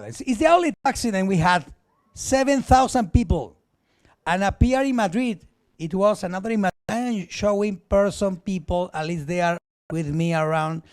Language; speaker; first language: English; non-native, learner; Spanish